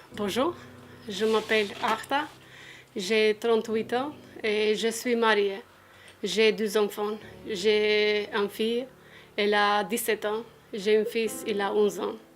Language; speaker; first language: French; non-native, learner; Albanian